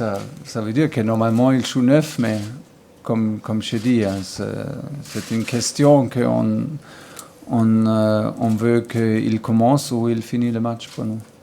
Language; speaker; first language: French; non-native, learner; German